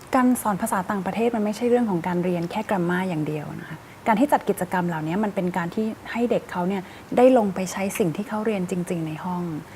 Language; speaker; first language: Thai; native; Thai